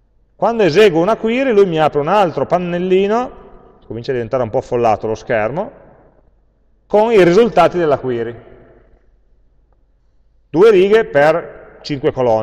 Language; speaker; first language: Italian; native; Italian